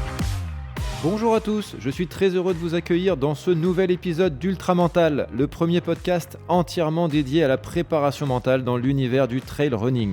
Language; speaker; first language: French; native; French